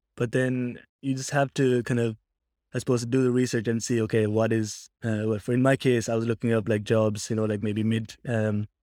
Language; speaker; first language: English; native; English